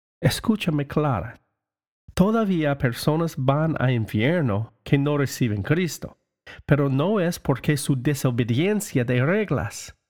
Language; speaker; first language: Spanish; non-native, learner; English